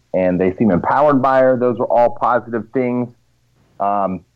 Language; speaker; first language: English; native; English